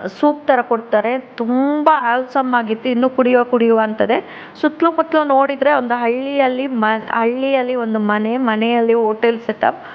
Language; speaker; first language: Kannada; non-native, local second language; Tulu